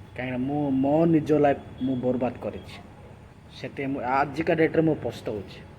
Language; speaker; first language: Odia; non-native, local second language; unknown